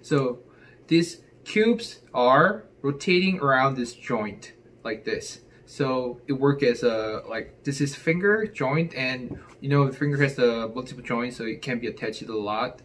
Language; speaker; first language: English; non-native, fluent; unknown